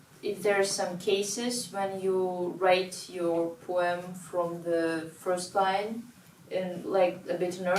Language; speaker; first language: English; non-native, learner; Russian